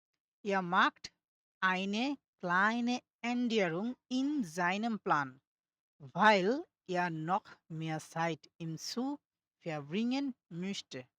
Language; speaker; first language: German; non-native, learner; Bangla